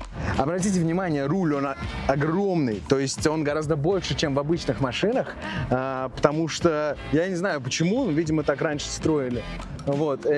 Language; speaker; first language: Russian; native; Russian